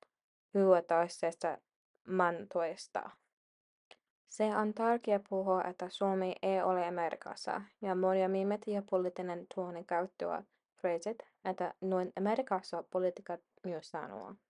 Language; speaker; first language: Finnish; non-native, learner; English